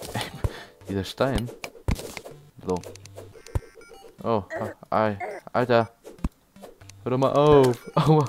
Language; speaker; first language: German; native; German